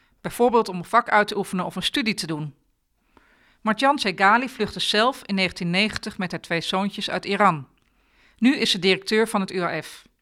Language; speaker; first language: Dutch; native; Dutch